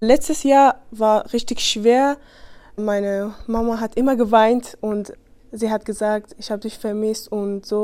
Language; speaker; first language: German; non-native, learner; Persian